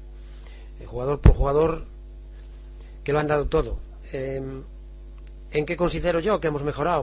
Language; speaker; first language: Spanish; native; Spanish